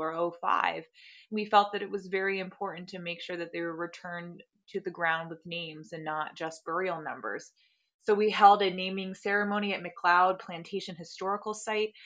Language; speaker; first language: English; native; English